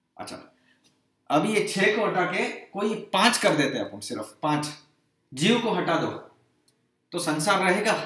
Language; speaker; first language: Hindi; non-native, local second language; Gujarati